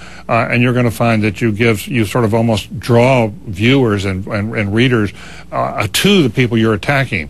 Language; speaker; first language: English; native; English